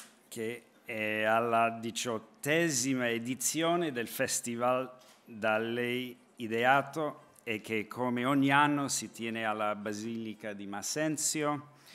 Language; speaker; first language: Italian; non-native, fluent; English